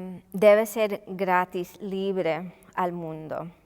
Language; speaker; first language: Spanish; non-native, local second language; English